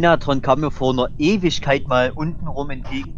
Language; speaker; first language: German; native; German